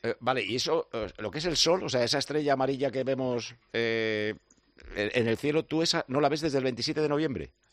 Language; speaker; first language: Spanish; native; Spanish